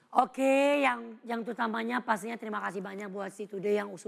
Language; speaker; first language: Indonesian; non-native, fluent; Thai